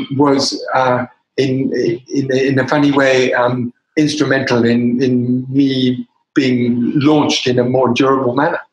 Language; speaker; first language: English; native; English